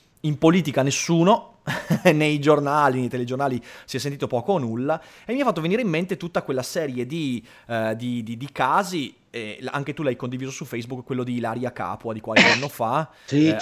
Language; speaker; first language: Italian; native; Italian